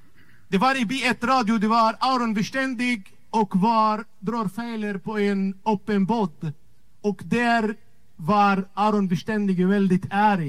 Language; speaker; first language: Swedish; non-native, learner; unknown